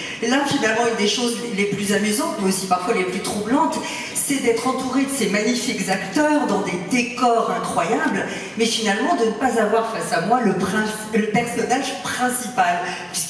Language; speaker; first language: French; native; French